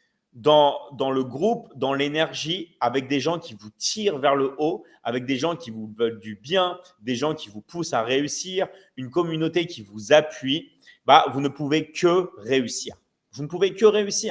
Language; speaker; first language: French; native; French